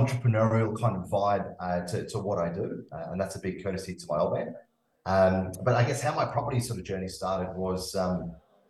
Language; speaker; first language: English; native; English